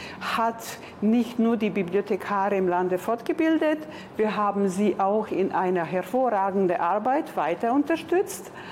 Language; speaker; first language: German; non-native, fluent; Serbian